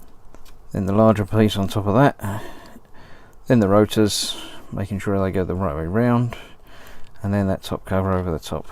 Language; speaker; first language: English; native; English